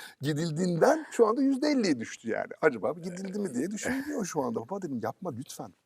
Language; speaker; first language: Turkish; early bilingual, heritage; Turkish